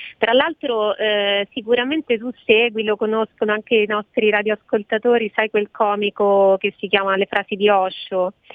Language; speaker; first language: Italian; native; Italian